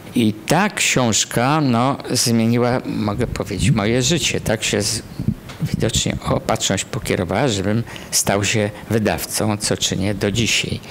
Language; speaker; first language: Polish; native; Polish